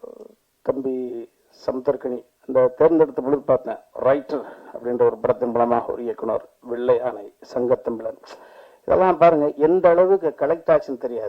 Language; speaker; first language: Tamil; native; Tamil